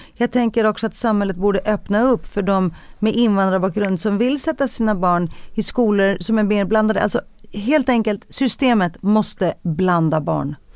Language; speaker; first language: Swedish; early bilingual, other home language; Greek